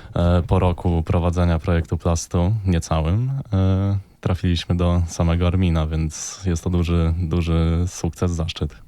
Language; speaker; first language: Polish; native; Polish